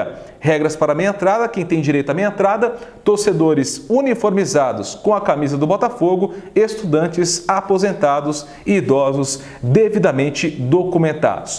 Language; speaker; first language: Portuguese; native; Portuguese